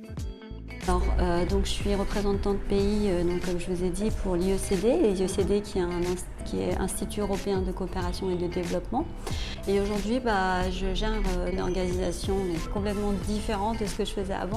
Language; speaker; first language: French; early bilingual, other home language; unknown